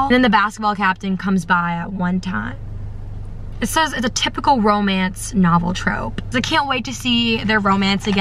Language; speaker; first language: English; native; English